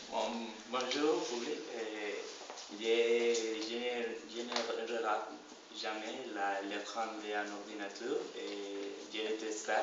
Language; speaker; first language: French; non-native, learner; Spanish